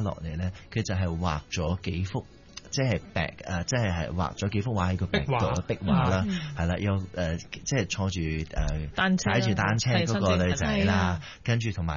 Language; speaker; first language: Cantonese; early bilingual, heritage; Cantonese